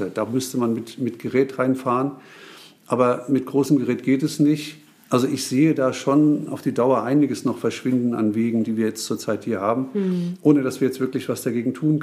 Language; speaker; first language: German; native; German